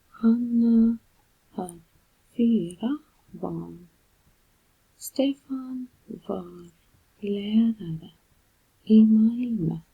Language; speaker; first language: Swedish; non-native, fluent; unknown